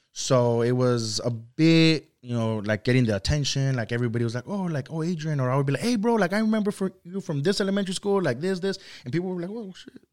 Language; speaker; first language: English; early bilingual, other home language; Spanish